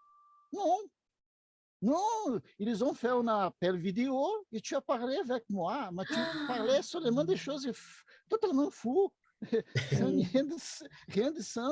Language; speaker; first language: French; non-native, learner; Portuguese